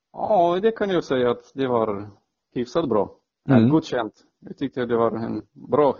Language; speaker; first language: Swedish; non-native, fluent; Romanian